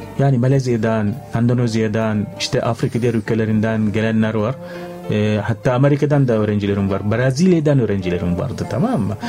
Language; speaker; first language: Turkish; non-native, fluent; Arabic